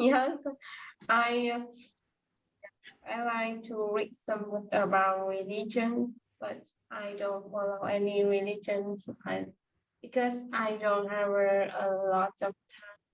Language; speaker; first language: English; non-native, learner; Vietnamese